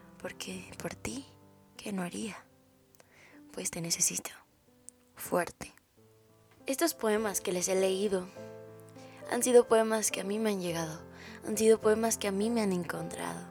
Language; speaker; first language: Spanish; native; Spanish